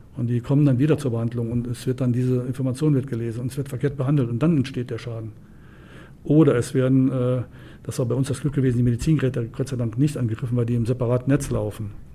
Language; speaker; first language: German; native; German